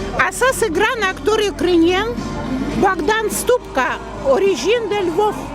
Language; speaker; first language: French; non-native, learner; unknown